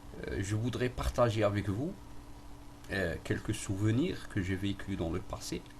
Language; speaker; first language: French; non-native, local second language; Arabic